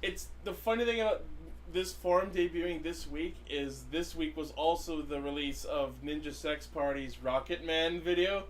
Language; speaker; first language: English; native; English